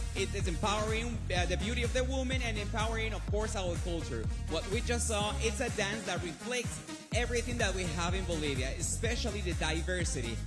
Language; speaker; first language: English; non-native, fluent; Spanish